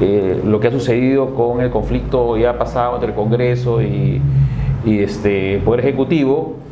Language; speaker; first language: Spanish; native; Spanish